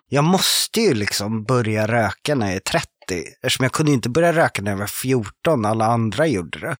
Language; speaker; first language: Swedish; non-native, fluent; French